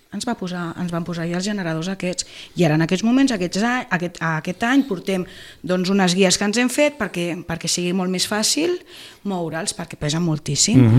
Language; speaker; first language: Catalan; native; Catalan